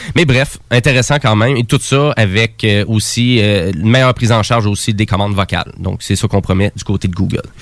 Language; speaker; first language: French; native; French